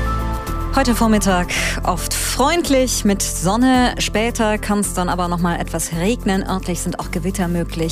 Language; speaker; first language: German; native; German